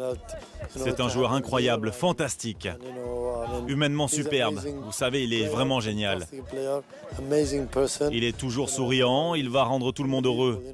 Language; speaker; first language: French; native; French